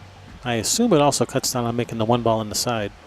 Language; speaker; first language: English; native; English